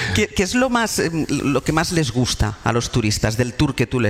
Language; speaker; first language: Spanish; native; Spanish